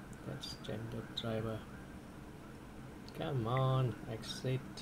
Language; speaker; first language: English; non-native, local second language; Malay